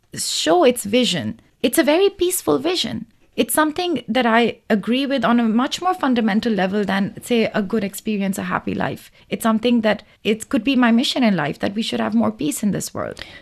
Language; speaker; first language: English; non-native, local second language; Urdu